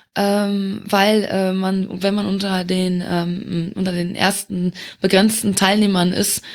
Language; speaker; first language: German; non-native, local second language; Luxembourgish